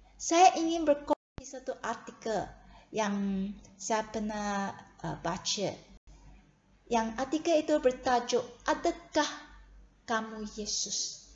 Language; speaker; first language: Malay; non-native, local second language; Chinese